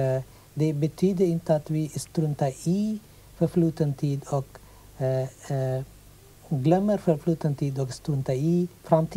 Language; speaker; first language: Swedish; non-native, fluent; Sinhala